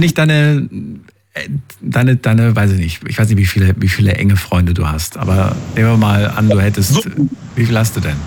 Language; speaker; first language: German; native; German